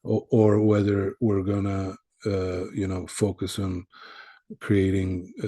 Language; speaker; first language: English; early bilingual, other home language; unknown